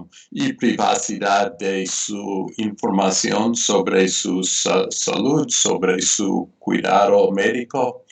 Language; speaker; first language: Spanish; non-native, fluent; English